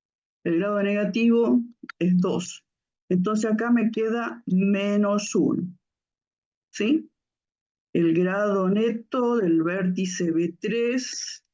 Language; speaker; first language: Spanish; native; Spanish